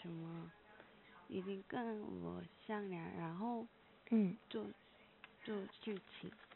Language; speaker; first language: Chinese; non-native, learner; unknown